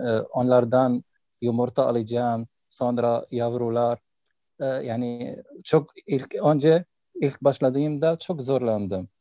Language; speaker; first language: Turkish; non-native, learner; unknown